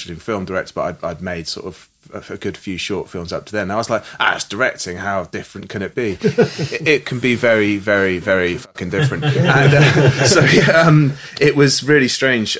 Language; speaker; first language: English; native; English